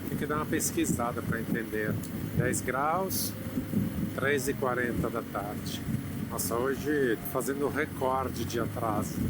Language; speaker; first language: Portuguese; non-native, fluent; Italian